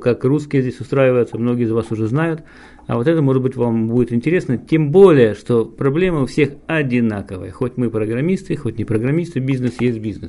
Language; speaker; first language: Russian; native; Russian